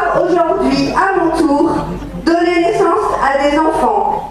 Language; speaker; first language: French; native; French